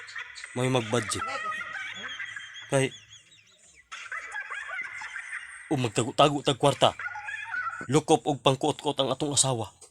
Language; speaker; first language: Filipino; non-native, local second language; Cebuano